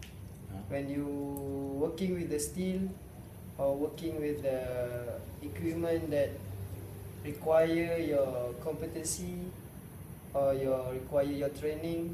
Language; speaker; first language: English; non-native, local second language; Malay